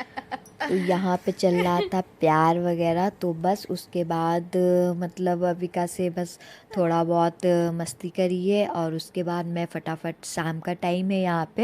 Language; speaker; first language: Hindi; native; Hindi